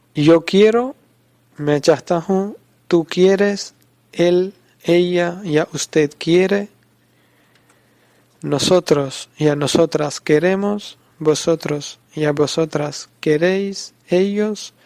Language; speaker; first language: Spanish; non-native, fluent; Urdu